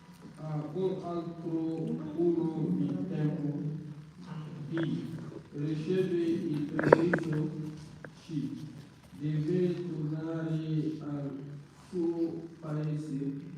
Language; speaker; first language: Italian; non-native, learner; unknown